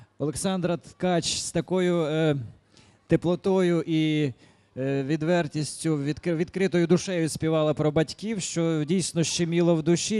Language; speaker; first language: Ukrainian; native; Ukrainian